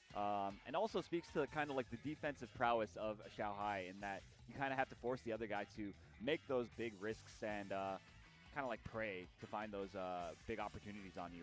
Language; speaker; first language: English; native; English